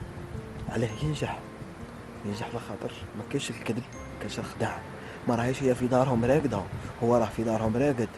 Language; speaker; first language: Arabic; native; Arabic